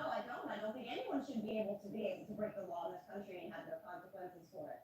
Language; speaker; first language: English; native; English